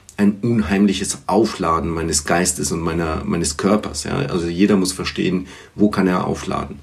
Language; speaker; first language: German; early bilingual, other home language; Bulgarian